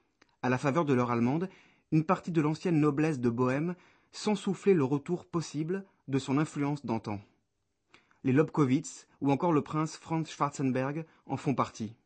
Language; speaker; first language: French; native; French